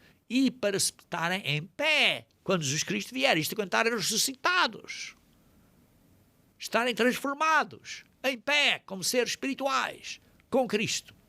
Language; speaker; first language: Portuguese; native; Portuguese